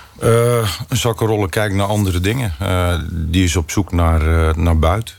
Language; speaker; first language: Dutch; native; Dutch